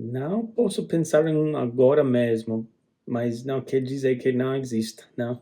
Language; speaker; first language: Portuguese; non-native, fluent; English